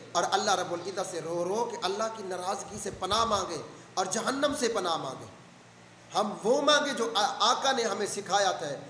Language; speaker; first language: Urdu; non-native, local second language; Saraiki